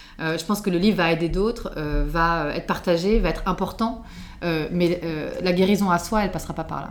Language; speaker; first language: French; native; French